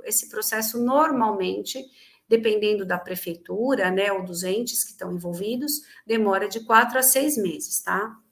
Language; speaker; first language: Portuguese; native; Portuguese